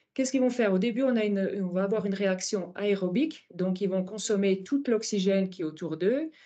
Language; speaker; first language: French; native; French